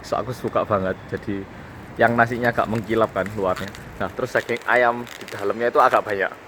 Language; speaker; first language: Indonesian; early bilingual, other home language; Korean